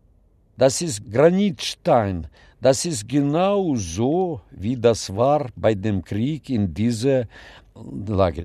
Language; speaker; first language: German; non-native, learner; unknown